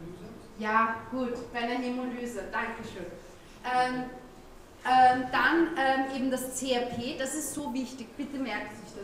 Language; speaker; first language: German; native; German